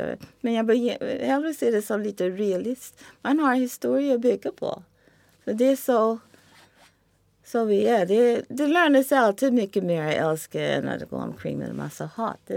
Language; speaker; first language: Swedish; non-native, fluent; English